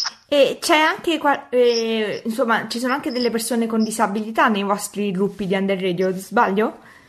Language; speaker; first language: Italian; native; Italian